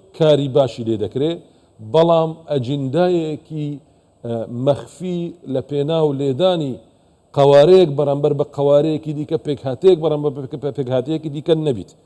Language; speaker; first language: Central Kurdish; non-native, local second language; Assyrian Neo-Aramaic